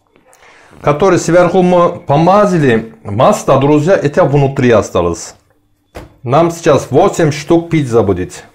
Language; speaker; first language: Russian; non-native, learner; Turkish